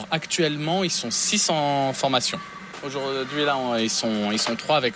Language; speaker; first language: French; native; French